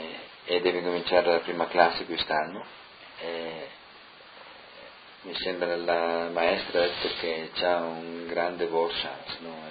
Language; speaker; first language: Italian; non-native, local second language; Friulian